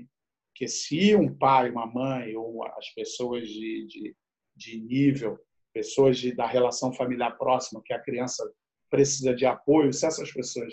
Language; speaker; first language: Portuguese; native; Portuguese